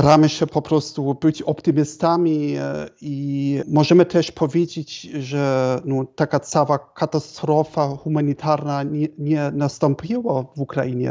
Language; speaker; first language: Polish; non-native, fluent; German